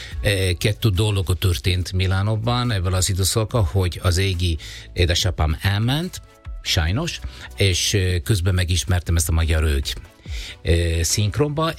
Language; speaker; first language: Hungarian; non-native, learner; Italian